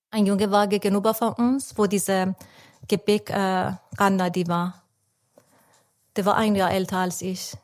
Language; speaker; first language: German; non-native, fluent; Persian